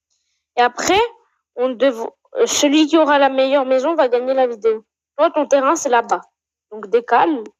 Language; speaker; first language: French; native; French